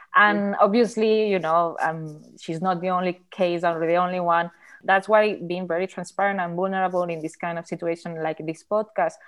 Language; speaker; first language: English; non-native, fluent; Spanish